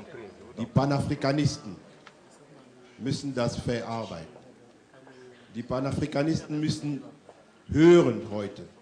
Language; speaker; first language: German; non-native, fluent; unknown